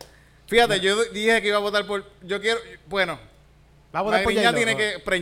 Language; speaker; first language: Spanish; native; Spanish